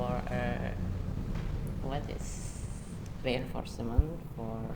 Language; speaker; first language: English; non-native, learner; Indonesian